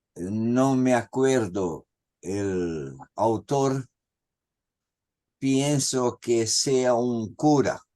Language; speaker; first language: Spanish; non-native, learner; Portuguese